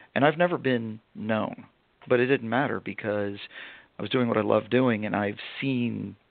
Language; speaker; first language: English; native; English